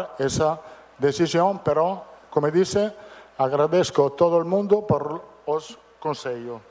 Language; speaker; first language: Portuguese; non-native, fluent; Italian